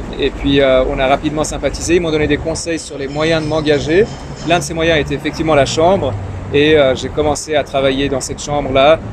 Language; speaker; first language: French; early bilingual, other home language; Persian